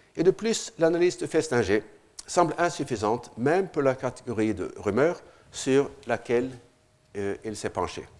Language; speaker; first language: French; non-native, fluent; Norwegian